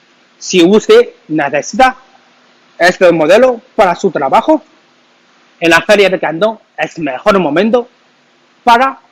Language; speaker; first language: Spanish; non-native, learner; Chinese